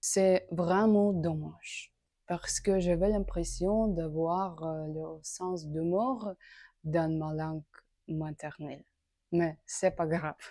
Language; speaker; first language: French; non-native, learner; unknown